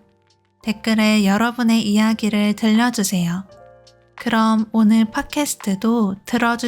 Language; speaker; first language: Korean; native; Korean